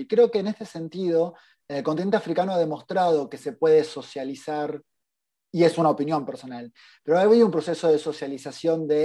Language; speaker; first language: Spanish; native; Spanish